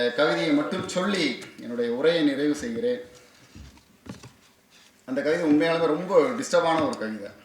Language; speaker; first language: Tamil; native; Tamil